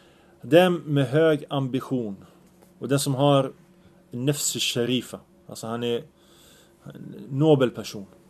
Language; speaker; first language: Swedish; early bilingual, other home language; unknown